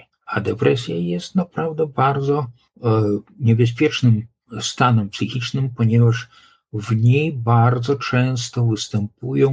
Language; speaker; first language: Polish; non-native, local second language; Lithuanian